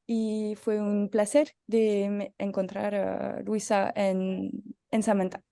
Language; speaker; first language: Spanish; non-native, learner; French